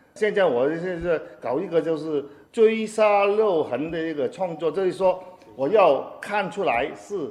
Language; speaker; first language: Chinese; non-native, fluent; Cantonese